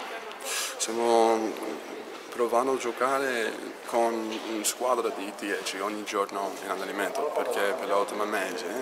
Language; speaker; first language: Italian; non-native, learner; English